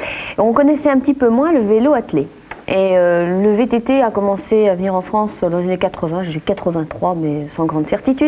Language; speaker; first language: French; native; French